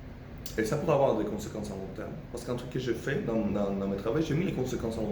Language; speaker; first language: French; non-native, fluent; Spanish